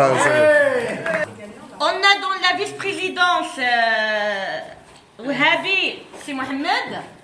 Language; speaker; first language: French; native; French